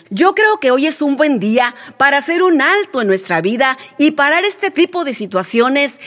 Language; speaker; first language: Spanish; native; Spanish